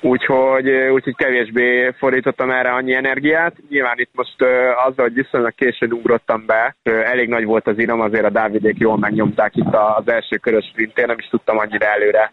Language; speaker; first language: Hungarian; native; Hungarian